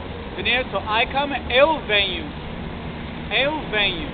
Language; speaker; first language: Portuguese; non-native, learner; English